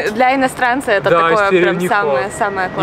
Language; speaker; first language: Russian; non-native, fluent; Japanese